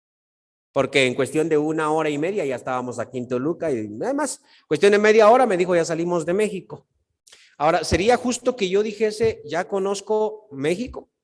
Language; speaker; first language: Spanish; native; Spanish